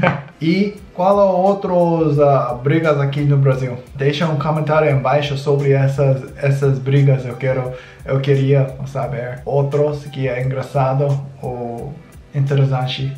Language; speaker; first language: Portuguese; non-native, learner; English